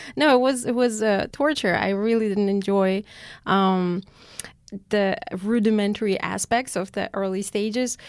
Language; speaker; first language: English; non-native, fluent; Armenian